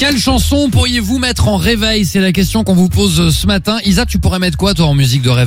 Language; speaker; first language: French; native; French